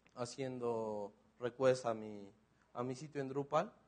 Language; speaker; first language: Spanish; native; Spanish